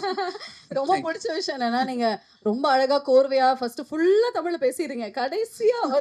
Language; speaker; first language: Tamil; native; Tamil